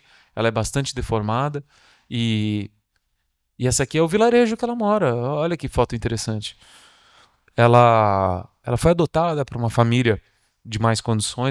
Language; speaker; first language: Portuguese; native; Portuguese